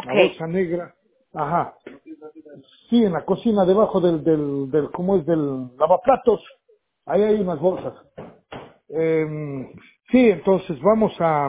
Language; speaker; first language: Spanish; native; Spanish